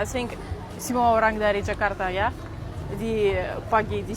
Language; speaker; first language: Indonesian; non-native, learner; Japanese